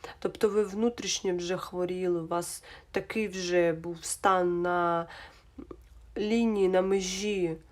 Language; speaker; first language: Ukrainian; non-native, local second language; Russian